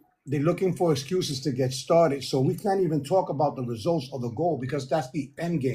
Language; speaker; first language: English; native; English